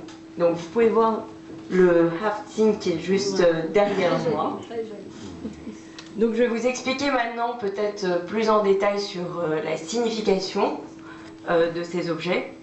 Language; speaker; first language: French; early bilingual, other home language; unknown